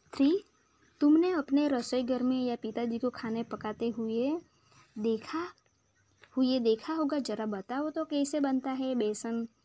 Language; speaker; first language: Hindi; non-native, local second language; Gujarati